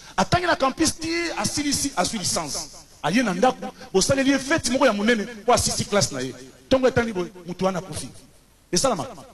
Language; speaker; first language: Lingala; native; Lingala